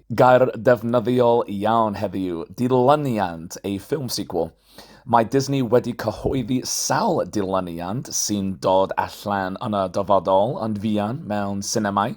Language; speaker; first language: Welsh; non-native, fluent; English